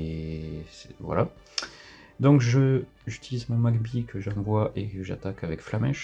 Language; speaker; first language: French; native; French